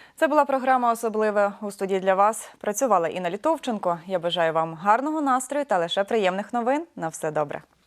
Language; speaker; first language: Ukrainian; native; Ukrainian